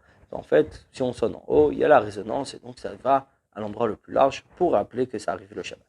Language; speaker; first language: French; native; French